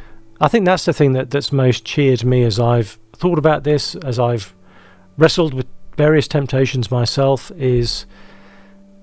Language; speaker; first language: English; native; English